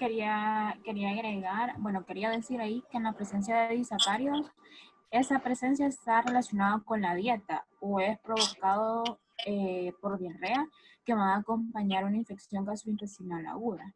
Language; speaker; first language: Spanish; native; Spanish